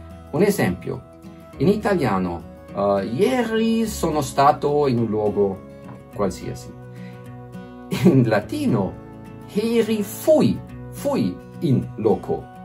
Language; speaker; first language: Italian; non-native, fluent; German